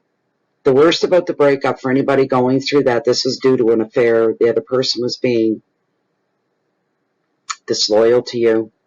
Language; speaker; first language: English; native; English